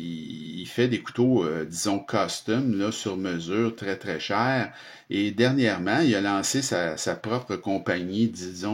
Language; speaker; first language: French; native; French